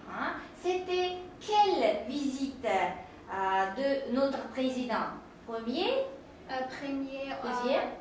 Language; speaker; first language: French; non-native, fluent; Uzbek